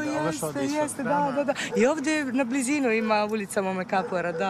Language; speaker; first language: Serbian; non-native, fluent; Italian